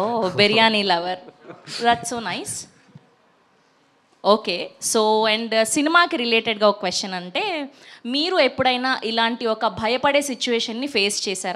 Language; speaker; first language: Telugu; native; Telugu